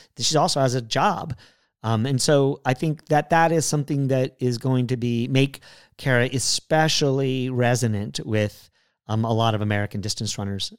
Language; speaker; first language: English; native; English